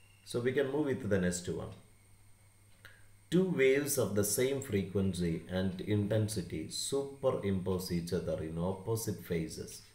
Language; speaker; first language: English; non-native, local second language; Malayalam